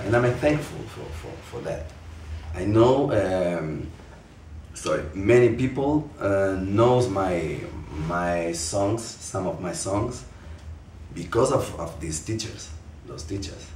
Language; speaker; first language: English; non-native, fluent; Portuguese